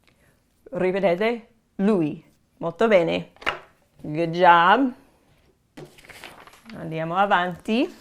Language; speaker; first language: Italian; non-native, fluent; English